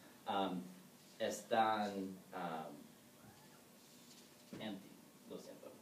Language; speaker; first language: Spanish; non-native, learner; English